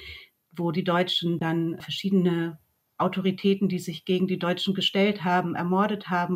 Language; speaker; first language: German; native; German